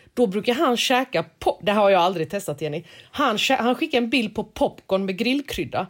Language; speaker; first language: Swedish; early bilingual, other home language; Korean